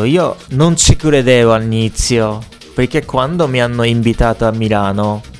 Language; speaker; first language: Italian; non-native, fluent; Japanese